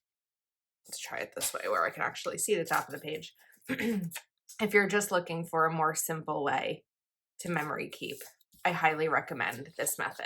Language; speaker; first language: English; native; English